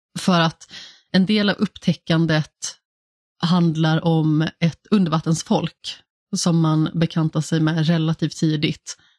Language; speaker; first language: Swedish; native; Swedish